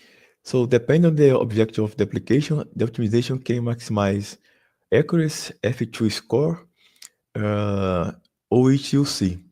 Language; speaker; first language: English; non-native, fluent; Portuguese